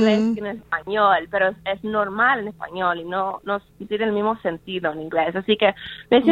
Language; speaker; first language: Spanish; early bilingual, heritage; Spanish